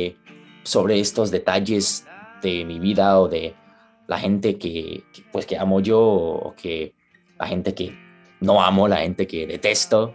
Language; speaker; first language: Spanish; early bilingual, heritage; Spanish